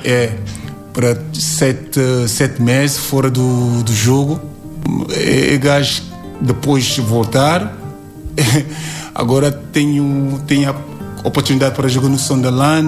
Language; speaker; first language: Portuguese; non-native, learner; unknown